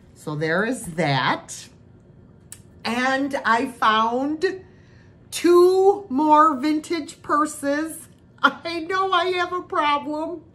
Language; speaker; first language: English; native; English